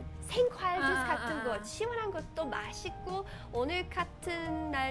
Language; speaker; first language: Korean; non-native, fluent; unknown